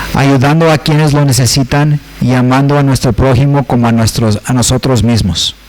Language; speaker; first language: Spanish; early bilingual, heritage; Spanish